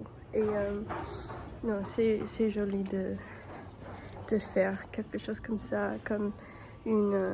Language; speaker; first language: French; non-native, learner; English